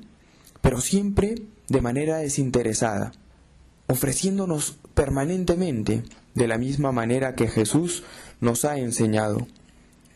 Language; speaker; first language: Spanish; native; Spanish